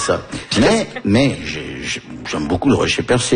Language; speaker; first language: French; early bilingual, other home language; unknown